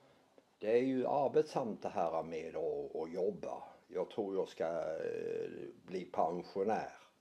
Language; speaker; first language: Swedish; native; Swedish